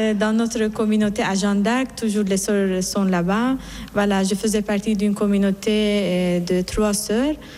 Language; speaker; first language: French; non-native, fluent; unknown